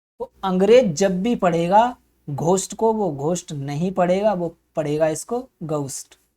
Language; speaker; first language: Hindi; native; Hindi